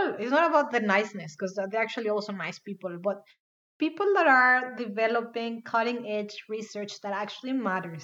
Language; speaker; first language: English; non-native, fluent; Spanish